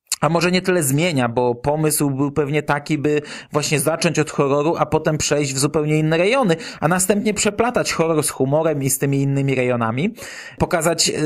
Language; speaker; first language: Polish; native; Polish